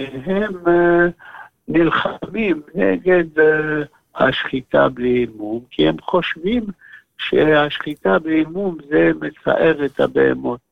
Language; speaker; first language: Hebrew; non-native, fluent; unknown